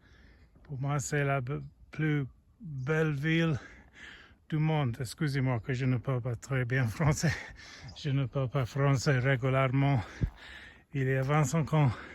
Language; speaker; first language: French; non-native, learner; English